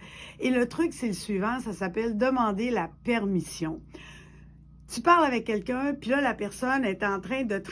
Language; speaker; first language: French; native; French